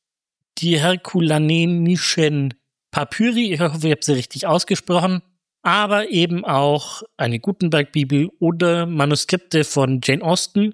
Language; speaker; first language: German; native; German